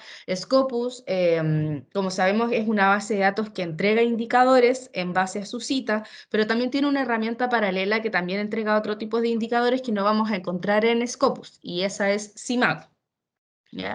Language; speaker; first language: Spanish; native; Spanish